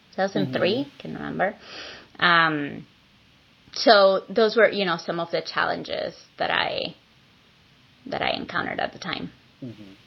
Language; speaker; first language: English; non-native, fluent; Spanish